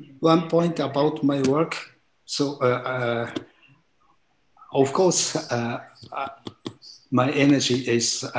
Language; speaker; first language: English; non-native, learner; Japanese